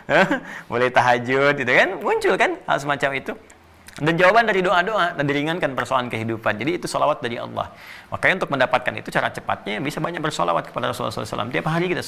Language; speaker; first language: Indonesian; native; Indonesian